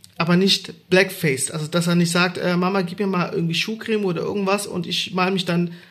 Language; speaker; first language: German; native; German